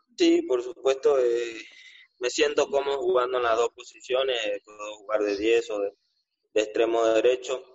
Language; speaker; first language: Spanish; native; Spanish